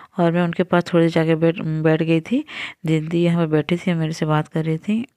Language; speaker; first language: Hindi; native; Hindi